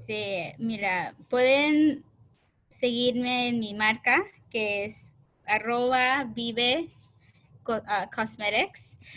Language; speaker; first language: Spanish; early bilingual, heritage; Spanish